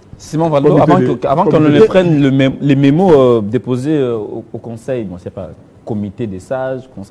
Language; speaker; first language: French; non-native, local second language; Lingala